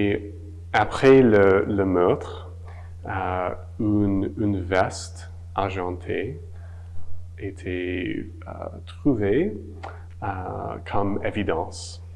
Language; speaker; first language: French; non-native, local second language; English